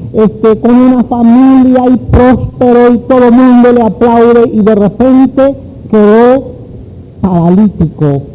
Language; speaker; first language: Spanish; native; Spanish